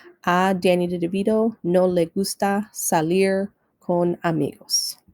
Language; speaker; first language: Spanish; non-native, fluent; English